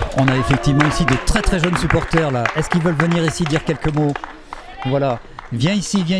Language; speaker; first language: French; native; French